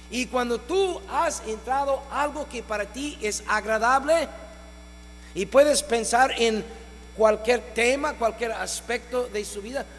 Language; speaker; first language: Spanish; non-native, fluent; English